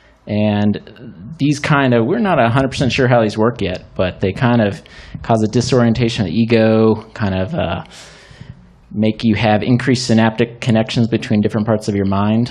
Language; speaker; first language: English; native; English